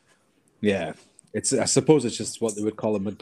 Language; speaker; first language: English; native; English